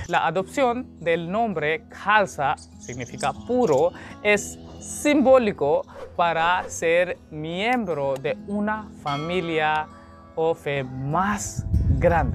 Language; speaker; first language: Spanish; non-native, learner; Hindi